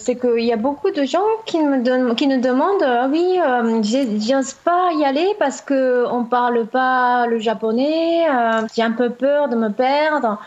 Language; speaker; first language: French; non-native, fluent; Japanese